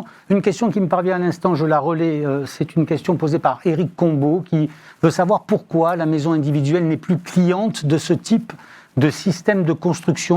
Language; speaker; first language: French; native; French